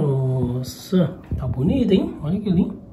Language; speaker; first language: Portuguese; native; Portuguese